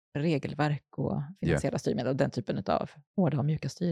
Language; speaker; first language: Swedish; native; Swedish